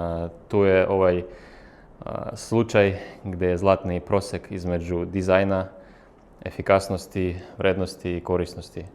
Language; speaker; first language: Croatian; non-native, fluent; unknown